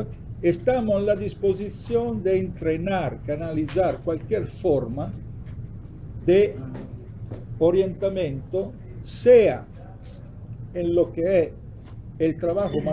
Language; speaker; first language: Spanish; non-native, fluent; Italian